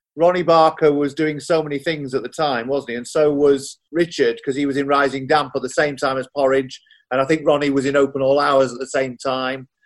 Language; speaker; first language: English; native; English